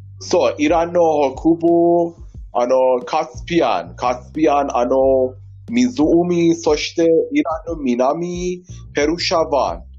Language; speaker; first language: Japanese; non-native, learner; Persian